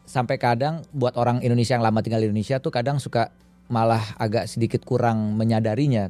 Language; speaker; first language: Indonesian; native; Indonesian